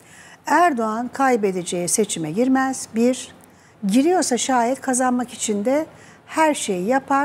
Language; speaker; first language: Turkish; native; Turkish